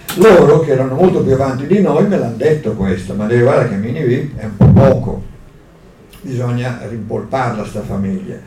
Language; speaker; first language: Italian; native; Italian